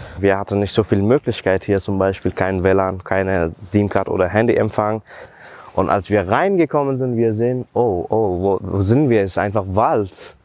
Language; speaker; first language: German; non-native, fluent; Persian